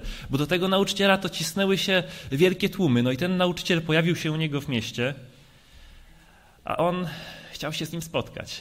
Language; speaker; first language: Polish; native; Polish